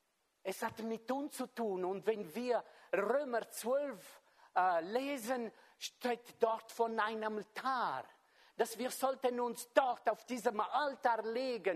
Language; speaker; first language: German; non-native, fluent; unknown